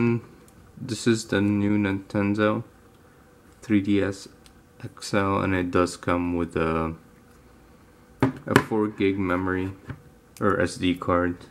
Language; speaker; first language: English; native; English